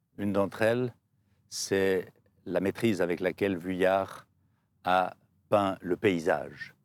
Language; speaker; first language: French; native; French